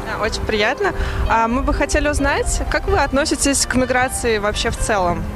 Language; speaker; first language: Russian; native; Russian